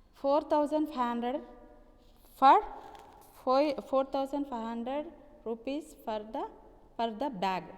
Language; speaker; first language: English; non-native, local second language; Telugu